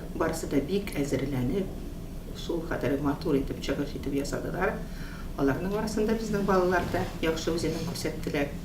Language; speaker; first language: Tatar; early bilingual, heritage; Tatar